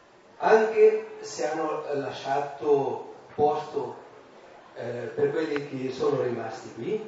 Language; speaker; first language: Italian; non-native, learner; Portuguese